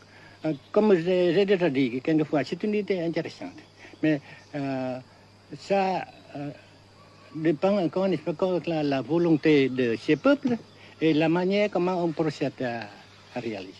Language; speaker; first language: French; non-native, fluent; Vietnamese